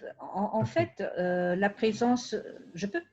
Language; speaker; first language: French; non-native, fluent; Portuguese